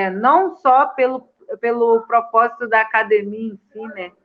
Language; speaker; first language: Portuguese; native; Portuguese